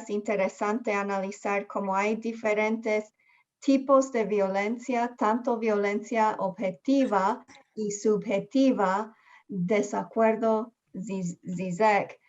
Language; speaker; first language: Spanish; early bilingual, heritage; Spanish